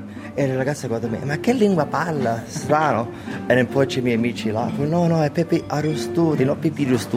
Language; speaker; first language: Italian; early bilingual, heritage; English